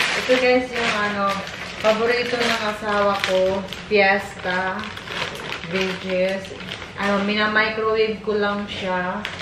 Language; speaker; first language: Filipino; native; Filipino